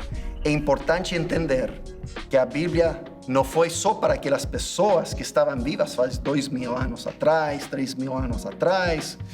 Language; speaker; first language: Portuguese; non-native, fluent; English